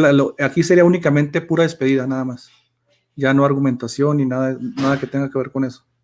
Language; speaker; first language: Spanish; native; Spanish